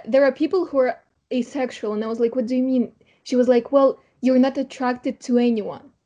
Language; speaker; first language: English; non-native, fluent; Kazakh